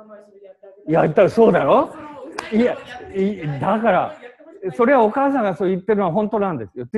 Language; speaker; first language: Japanese; native; Japanese